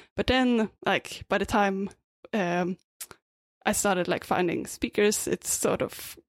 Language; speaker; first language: English; non-native, fluent; Swedish